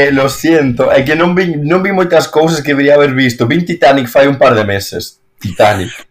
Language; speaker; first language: Galician; non-native, local second language; Spanish